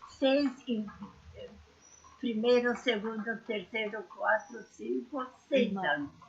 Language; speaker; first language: Portuguese; non-native, fluent; Persian